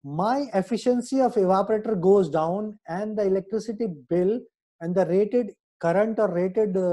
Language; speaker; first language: English; non-native, local second language; Hindi